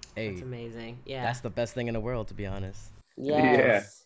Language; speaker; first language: English; native; English